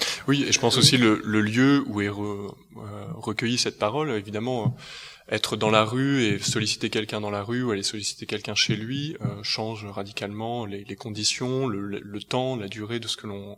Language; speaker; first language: French; native; French